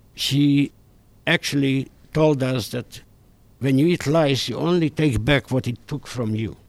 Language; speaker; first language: English; non-native, fluent; Hungarian